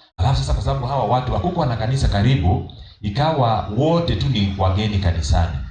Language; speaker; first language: Swahili; non-native, local second language; Kamba